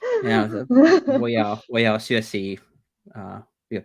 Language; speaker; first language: Chinese; non-native, learner; Finnish